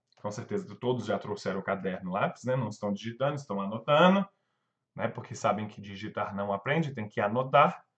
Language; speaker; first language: Portuguese; native; Portuguese